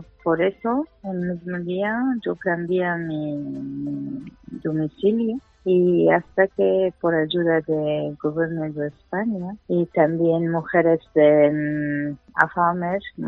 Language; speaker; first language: Spanish; non-native, learner; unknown